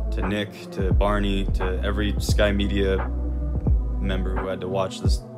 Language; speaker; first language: English; native; English